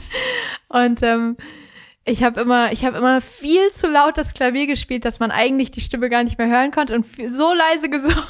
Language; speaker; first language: German; native; German